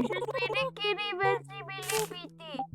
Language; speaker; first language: French; native; French